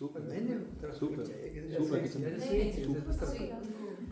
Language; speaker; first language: Hindi; native; Hindi